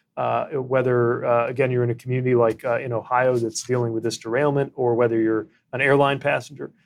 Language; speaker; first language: English; native; English